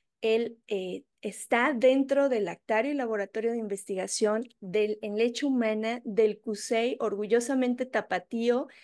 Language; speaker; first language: Spanish; native; Spanish